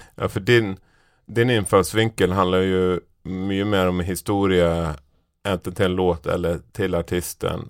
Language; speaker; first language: Norwegian; native; Norwegian